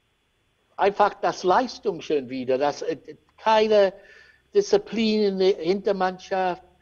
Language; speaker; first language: German; non-native, learner; English